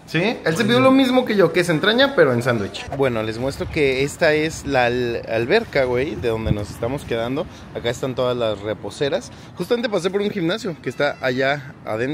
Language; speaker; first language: Spanish; native; Spanish